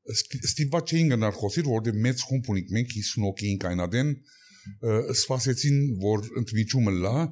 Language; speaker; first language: Armenian; early bilingual, heritage; Armenian